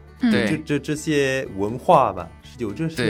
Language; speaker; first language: Chinese; non-native, learner; French